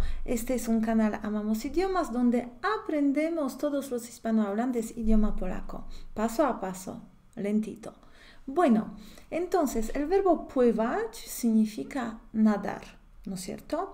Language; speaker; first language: Spanish; non-native, fluent; Polish